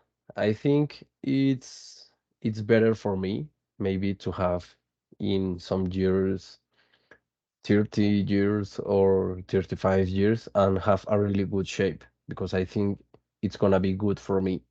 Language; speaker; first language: English; non-native, fluent; Spanish